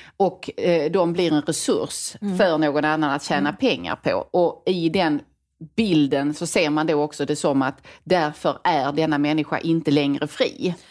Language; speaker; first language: Swedish; native; Swedish